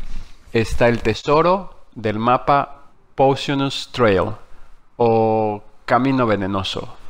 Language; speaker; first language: Spanish; native; Spanish